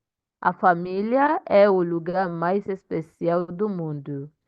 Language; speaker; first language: Portuguese; non-native, fluent; English